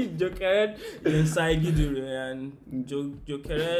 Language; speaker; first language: Turkish; non-native, learner; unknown